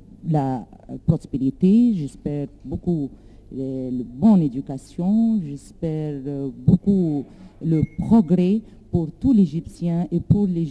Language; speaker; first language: French; non-native, learner; Arabic